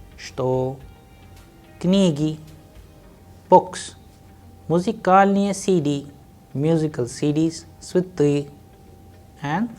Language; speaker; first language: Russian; non-native, fluent; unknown